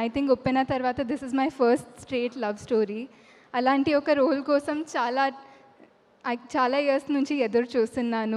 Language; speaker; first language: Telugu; non-native, fluent; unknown